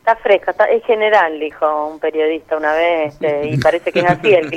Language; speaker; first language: Spanish; native; Spanish